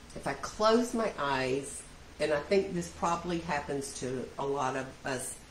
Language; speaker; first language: English; native; English